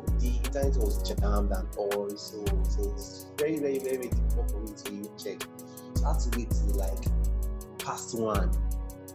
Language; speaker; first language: English; non-native, local second language; Igbo